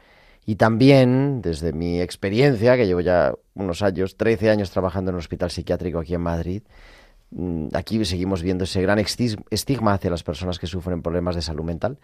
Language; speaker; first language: Spanish; native; Spanish